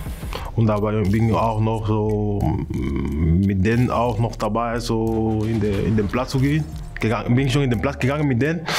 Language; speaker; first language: German; non-native, learner; Spanish